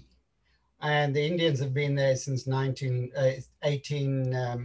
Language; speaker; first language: English; native; English